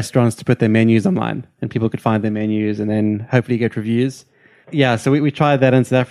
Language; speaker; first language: English; native; English